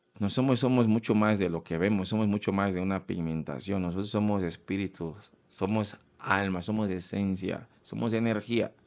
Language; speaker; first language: Spanish; non-native, fluent; Portuguese